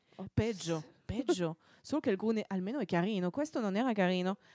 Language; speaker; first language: Italian; non-native, fluent; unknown